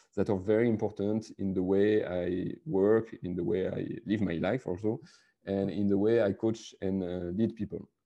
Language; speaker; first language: English; non-native, fluent; French